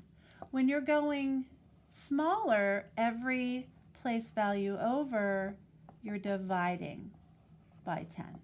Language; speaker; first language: English; native; English